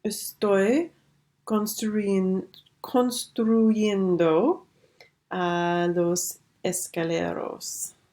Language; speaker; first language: Spanish; non-native, learner; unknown